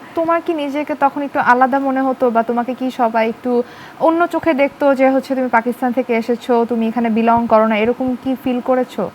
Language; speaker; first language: Bangla; native; Bangla